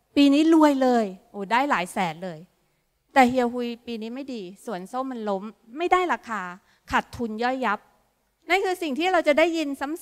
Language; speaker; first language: Thai; native; Thai